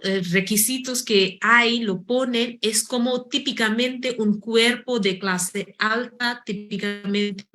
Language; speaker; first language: Spanish; non-native, fluent; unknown